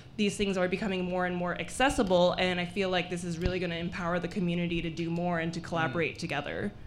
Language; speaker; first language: English; early bilingual, other home language; Filipino